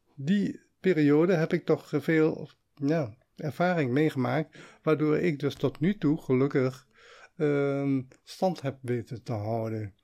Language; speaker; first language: Dutch; early bilingual, heritage; Dutch